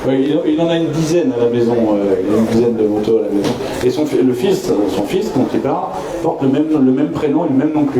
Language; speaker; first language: French; native; French